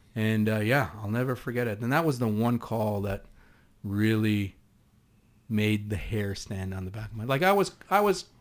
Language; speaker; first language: English; non-native, fluent; Hebrew